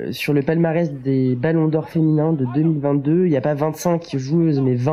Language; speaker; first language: French; native; French